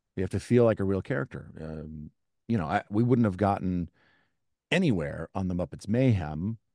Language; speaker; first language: English; native; English